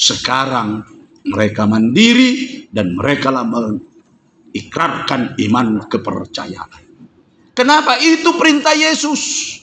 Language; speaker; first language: Indonesian; non-native, local second language; Batak Toba